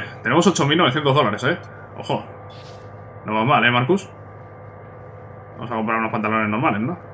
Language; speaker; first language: Spanish; native; Spanish